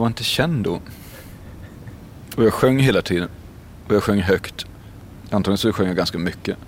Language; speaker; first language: Swedish; native; Swedish